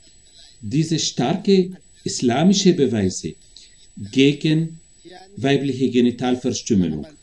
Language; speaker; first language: German; non-native, fluent; Arabic